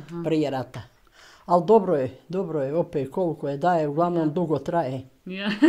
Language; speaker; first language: Bosnian; native; Bosnian